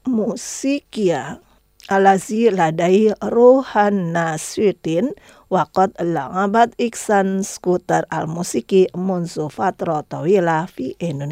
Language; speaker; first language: Arabic; non-native, fluent; Indonesian